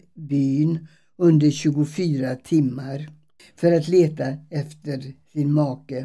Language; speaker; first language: Swedish; early bilingual, other home language; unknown